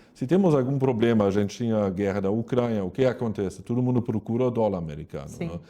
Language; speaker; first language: Portuguese; non-native, fluent; German